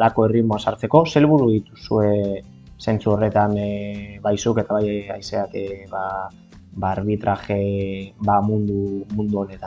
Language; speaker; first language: Basque; native; Basque